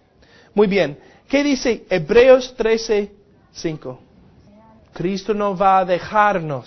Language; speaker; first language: Spanish; non-native, fluent; English